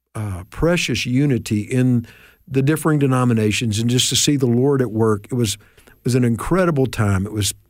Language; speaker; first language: English; native; English